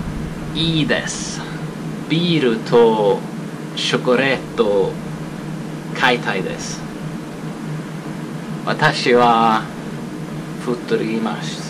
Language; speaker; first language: Japanese; non-native, learner; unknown